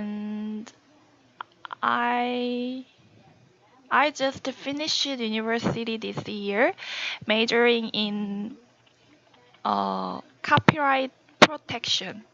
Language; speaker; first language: English; non-native, learner; Korean